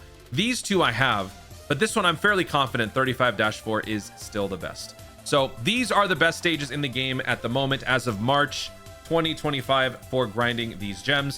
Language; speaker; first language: English; native; English